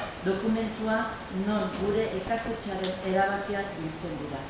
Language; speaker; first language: Basque; native; Basque